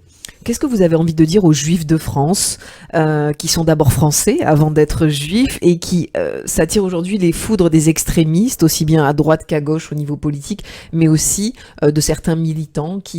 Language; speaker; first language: French; native; French